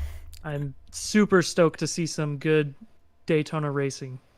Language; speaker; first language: English; native; English